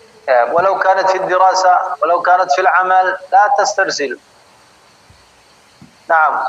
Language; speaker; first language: Arabic; non-native, fluent; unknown